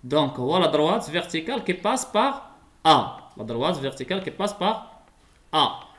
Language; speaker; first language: French; non-native, local second language; Arabic